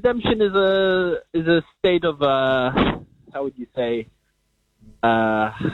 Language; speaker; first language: English; non-native, fluent; Spanish